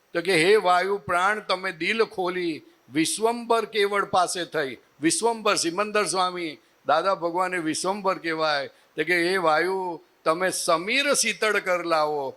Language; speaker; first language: Gujarati; native; Gujarati